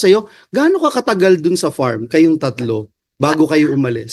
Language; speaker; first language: Filipino; native; Filipino